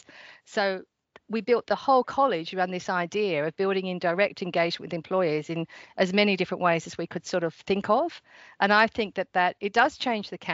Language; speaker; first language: English; native; English